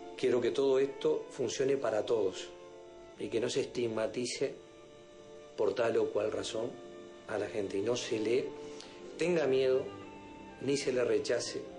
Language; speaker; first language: Spanish; native; Spanish